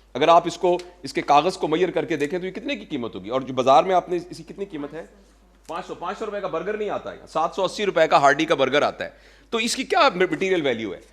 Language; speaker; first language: Urdu; non-native, local second language; Punjabi